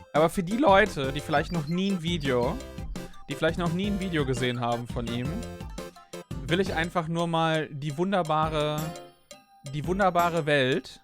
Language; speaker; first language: German; native; German